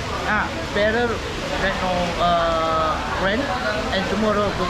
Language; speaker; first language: English; non-native, learner; Indonesian